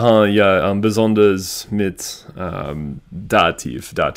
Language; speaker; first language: German; non-native, learner; English